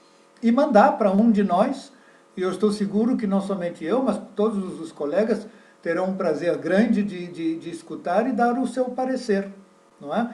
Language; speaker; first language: Portuguese; non-native, fluent; French